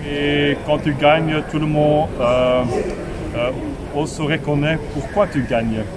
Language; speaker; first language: French; non-native, local second language; Dutch